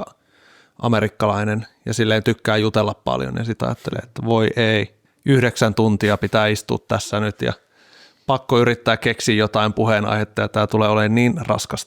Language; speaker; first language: Finnish; native; Finnish